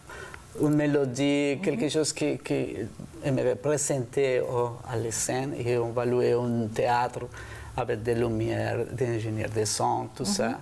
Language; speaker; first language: French; non-native, fluent; Spanish